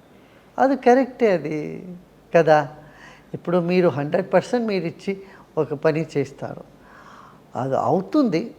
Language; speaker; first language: Telugu; non-native, local second language; Tamil